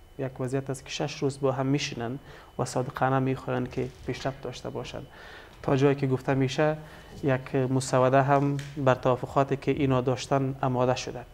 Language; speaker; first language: Persian; native; Persian